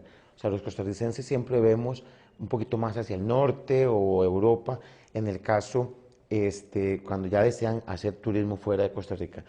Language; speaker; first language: Spanish; native; Spanish